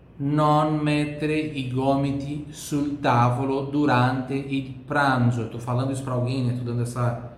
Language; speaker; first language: Italian; non-native, fluent; Portuguese